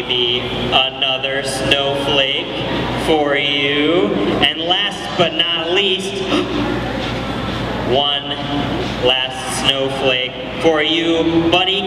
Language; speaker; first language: English; native; English